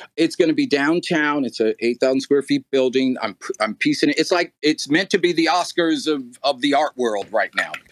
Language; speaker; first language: English; native; English